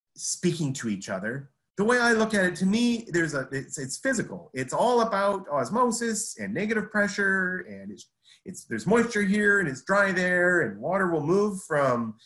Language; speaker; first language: English; native; English